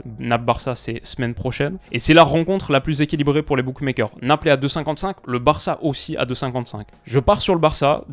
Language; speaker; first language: French; native; French